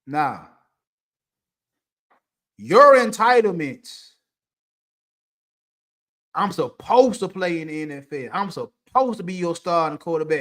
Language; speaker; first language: English; native; English